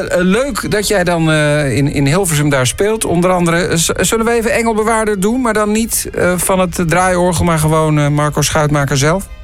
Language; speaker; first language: Dutch; native; Dutch